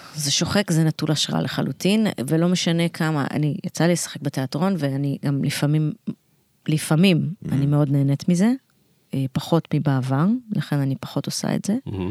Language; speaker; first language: Hebrew; early bilingual, other home language; Russian